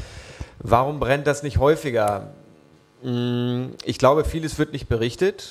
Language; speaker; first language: German; native; German